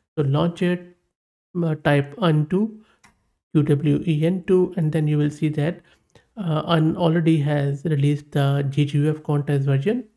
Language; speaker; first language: English; non-native, local second language; Urdu